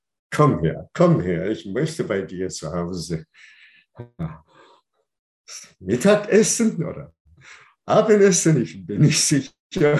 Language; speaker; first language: German; non-native, fluent; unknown